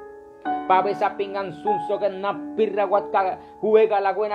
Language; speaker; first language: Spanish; non-native, local second language; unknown